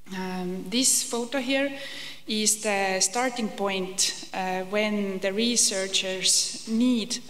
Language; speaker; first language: English; non-native, fluent; Estonian